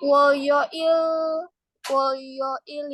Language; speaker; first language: Korean; non-native, learner; Indonesian